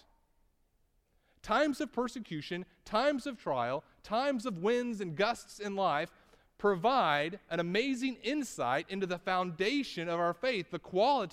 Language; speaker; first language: English; native; English